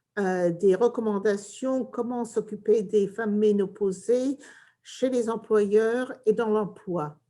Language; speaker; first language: French; early bilingual, heritage; English